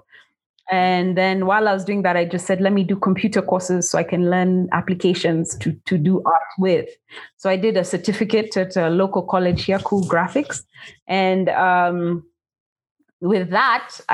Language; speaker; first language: English; non-native, local second language; Kamba